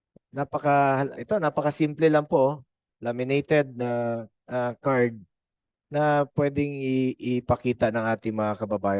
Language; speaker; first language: Filipino; native; Filipino